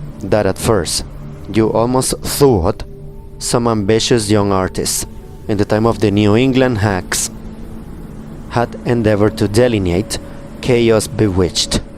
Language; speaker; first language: English; non-native, fluent; Spanish